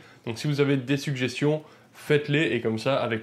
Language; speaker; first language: French; native; French